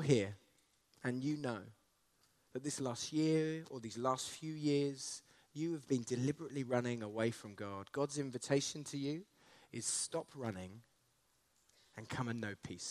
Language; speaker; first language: English; native; English